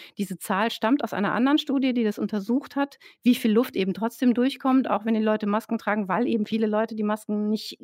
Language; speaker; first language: German; native; German